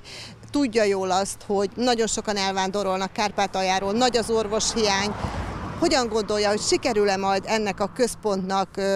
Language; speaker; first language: Hungarian; native; Hungarian